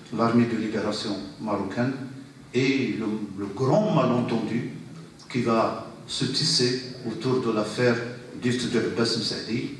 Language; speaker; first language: French; non-native, local second language; Arabic